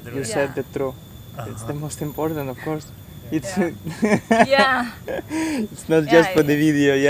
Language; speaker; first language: English; non-native, learner; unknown